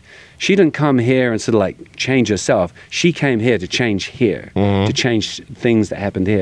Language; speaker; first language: English; native; English